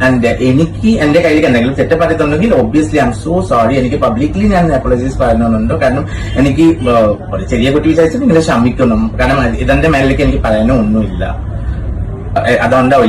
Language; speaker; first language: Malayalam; non-native, local second language; Assamese